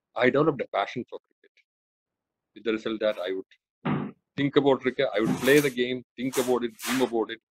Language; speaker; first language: English; non-native, local second language; Malayalam